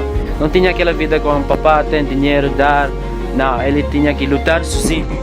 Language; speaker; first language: Portuguese; non-native, local second language; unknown